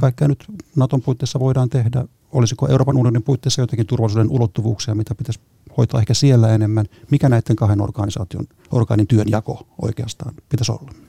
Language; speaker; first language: Finnish; native; Finnish